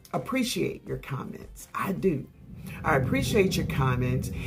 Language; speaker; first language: English; native; English